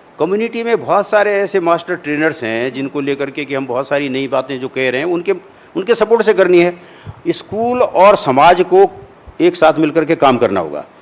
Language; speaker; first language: Hindi; native; Hindi